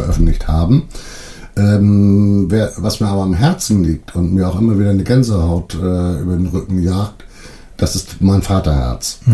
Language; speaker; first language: German; native; German